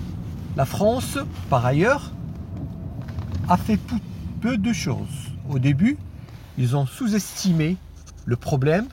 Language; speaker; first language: French; non-native, fluent; Arabic